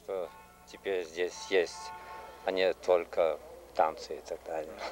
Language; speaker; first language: Russian; non-native, fluent; French